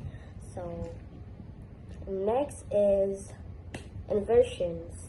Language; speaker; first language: English; non-native, learner; Indonesian